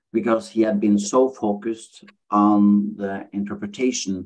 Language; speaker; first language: English; non-native, fluent; Norwegian